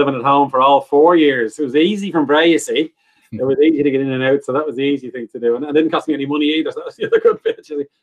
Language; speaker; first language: English; native; English